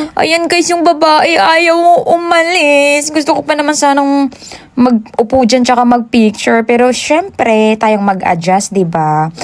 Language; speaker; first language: Filipino; non-native, local second language; Hiligaynon